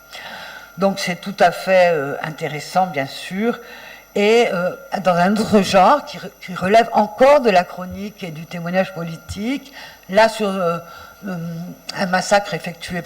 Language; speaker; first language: French; native; French